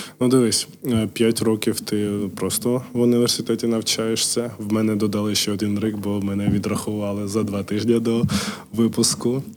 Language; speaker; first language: Ukrainian; non-native, local second language; Russian